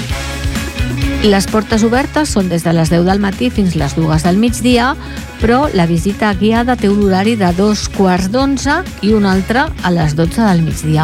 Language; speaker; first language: Catalan; native; Catalan